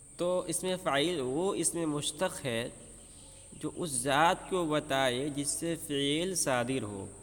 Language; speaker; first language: Urdu; native; Urdu